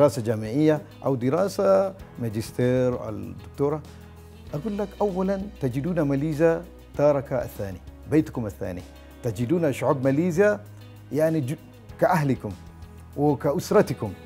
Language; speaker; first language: Arabic; non-native, fluent; Malay